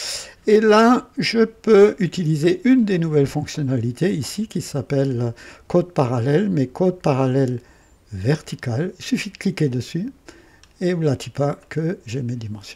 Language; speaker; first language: French; native; French